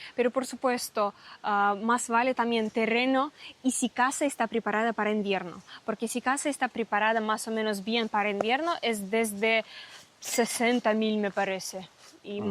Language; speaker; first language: Spanish; non-native, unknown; Russian